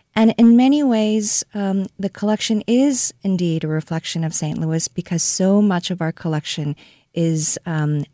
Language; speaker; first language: English; non-native, fluent; Korean